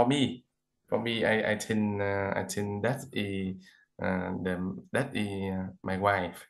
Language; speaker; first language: English; non-native, learner; Vietnamese